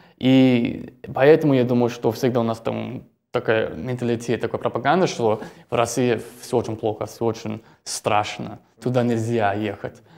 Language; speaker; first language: Russian; non-native, fluent; English